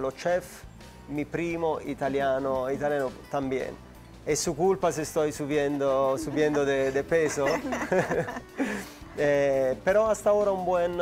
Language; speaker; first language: Spanish; non-native, learner; Italian